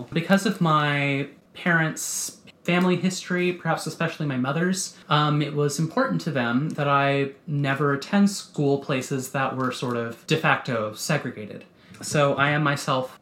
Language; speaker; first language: English; native; English